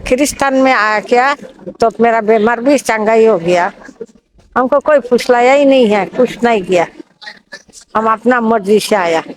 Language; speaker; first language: Hindi; non-native, local second language; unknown